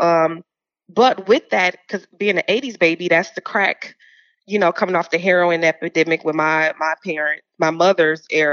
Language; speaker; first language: English; native; English